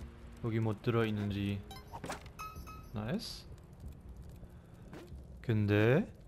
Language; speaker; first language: Korean; non-native, learner; German